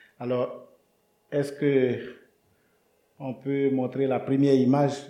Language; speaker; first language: French; non-native, local second language; Baoulé